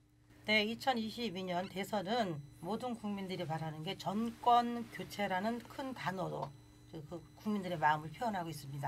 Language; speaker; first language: Korean; native; Korean